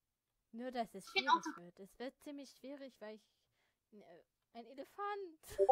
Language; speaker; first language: German; native; German